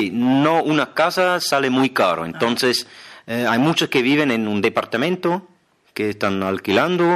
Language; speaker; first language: Spanish; non-native, fluent; German